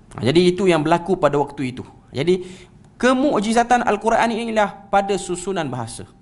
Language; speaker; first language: Malay; native; Malay